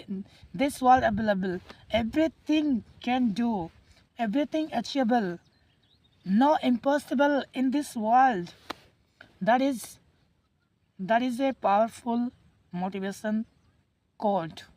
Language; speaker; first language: English; non-native, learner; Hindi